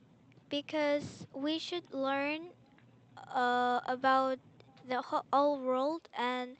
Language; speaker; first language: English; non-native, learner; Korean